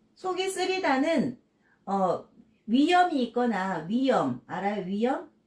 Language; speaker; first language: Korean; native; Korean